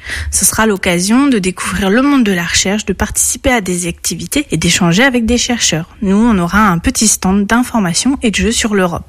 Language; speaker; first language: French; native; French